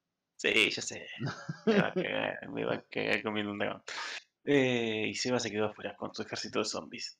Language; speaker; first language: Spanish; native; Spanish